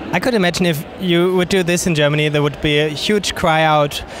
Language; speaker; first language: English; non-native, fluent; Czech